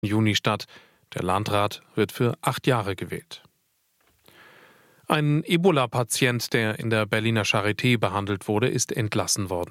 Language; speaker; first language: German; native; German